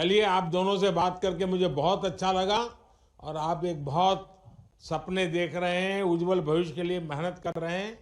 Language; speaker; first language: Hindi; non-native, local second language; Gujarati